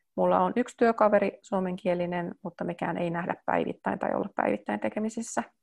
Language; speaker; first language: Finnish; early bilingual, heritage; Finnish